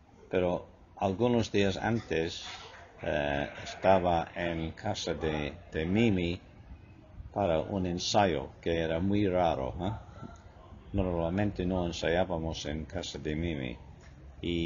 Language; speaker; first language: Spanish; non-native, fluent; English